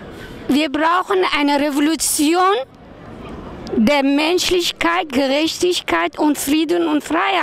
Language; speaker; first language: German; non-native, fluent; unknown